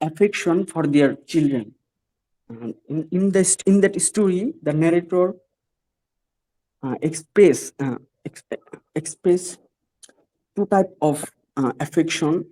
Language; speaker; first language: English; non-native, learner; Bangla